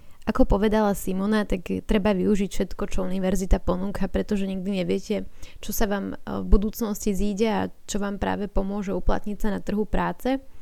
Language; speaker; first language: Slovak; native; Slovak